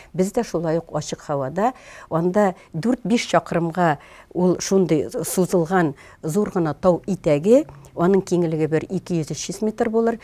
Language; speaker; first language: Tatar; native; Tatar